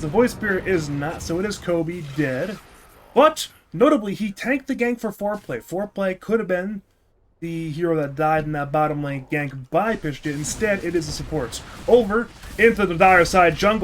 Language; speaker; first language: English; native; English